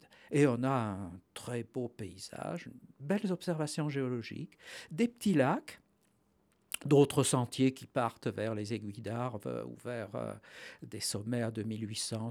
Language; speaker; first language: French; native; French